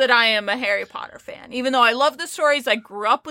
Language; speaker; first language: English; native; English